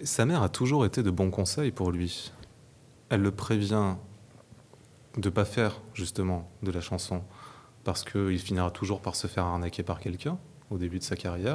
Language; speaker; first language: French; native; French